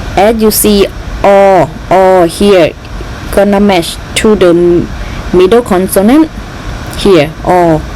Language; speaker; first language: English; non-native, learner; Thai